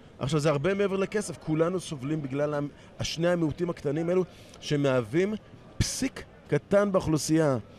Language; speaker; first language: Hebrew; native; Hebrew